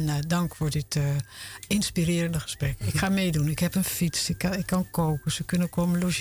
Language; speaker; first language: Dutch; native; Dutch